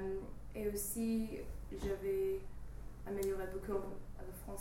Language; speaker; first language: French; non-native, learner; English